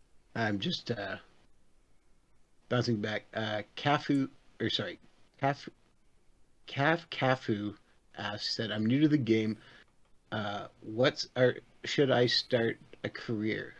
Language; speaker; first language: English; native; English